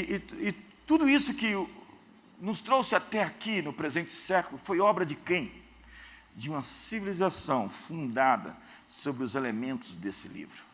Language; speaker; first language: Portuguese; native; Portuguese